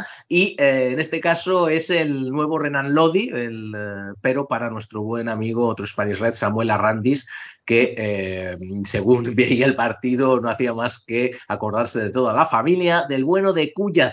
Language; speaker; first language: Spanish; native; Spanish